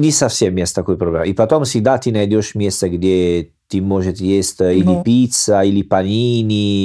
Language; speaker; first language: Russian; non-native, learner; Italian